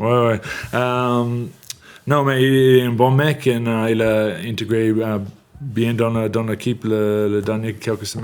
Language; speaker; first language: French; non-native, learner; English